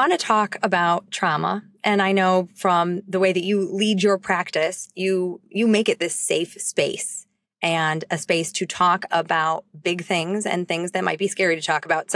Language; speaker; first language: English; native; English